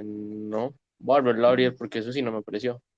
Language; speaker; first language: Spanish; native; Spanish